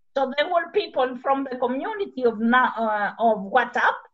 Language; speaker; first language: English; non-native, fluent; Greek